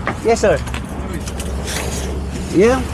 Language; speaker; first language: English; non-native, learner; Filipino